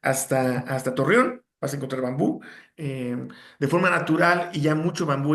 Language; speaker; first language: Spanish; native; Spanish